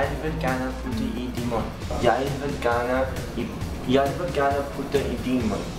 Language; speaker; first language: Danish; non-native, learner; English